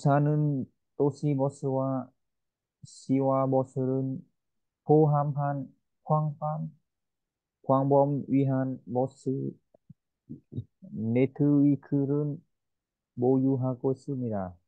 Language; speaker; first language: Korean; non-native, learner; Vietnamese